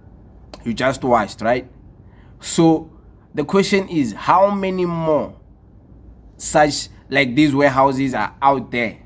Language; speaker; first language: English; non-native, local second language; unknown